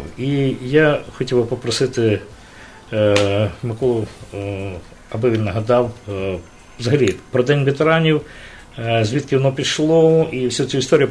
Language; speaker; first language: Ukrainian; native; Ukrainian